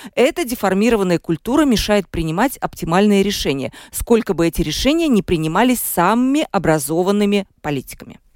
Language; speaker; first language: Russian; native; Russian